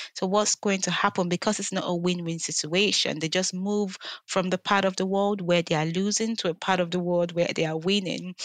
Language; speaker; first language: English; non-native, local second language; Yoruba